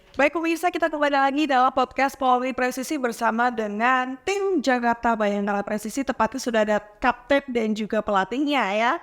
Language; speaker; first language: Indonesian; native; Indonesian